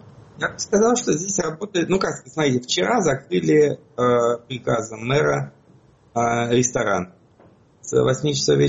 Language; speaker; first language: Russian; native; Russian